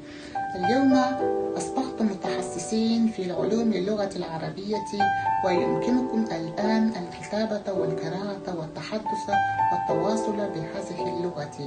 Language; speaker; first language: Arabic; non-native, fluent; Kazakh